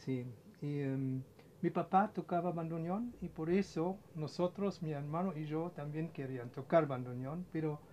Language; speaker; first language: Spanish; non-native, fluent; German